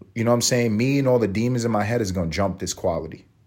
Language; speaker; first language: English; native; English